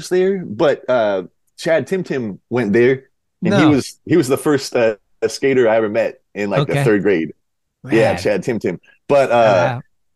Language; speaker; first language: English; native; English